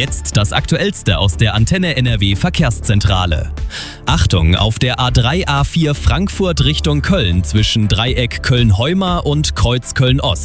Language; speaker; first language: German; native; German